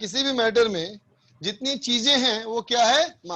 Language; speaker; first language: Hindi; native; Hindi